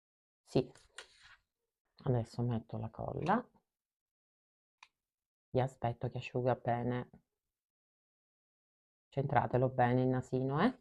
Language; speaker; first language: Italian; native; Italian